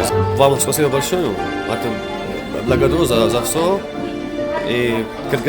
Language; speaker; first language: Russian; non-native, fluent; Arabic